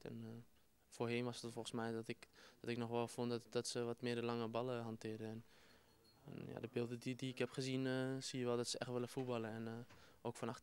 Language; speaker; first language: Dutch; native; Dutch